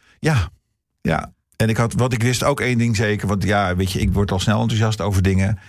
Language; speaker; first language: Dutch; early bilingual, heritage; Dutch